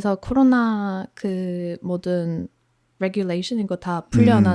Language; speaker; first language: Korean; non-native, fluent; Polish